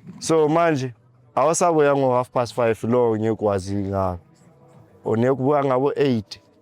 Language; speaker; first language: Zulu; native; Zulu